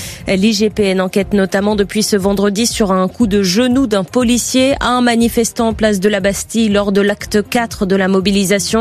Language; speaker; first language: French; native; French